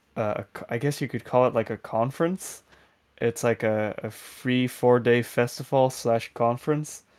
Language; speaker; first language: English; non-native, fluent; Dutch